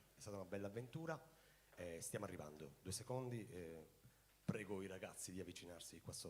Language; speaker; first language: Italian; native; Italian